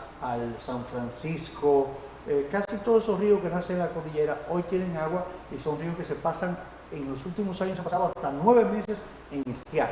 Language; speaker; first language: Spanish; native; Spanish